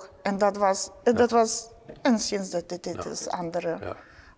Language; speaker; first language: Dutch; non-native, learner; Ukrainian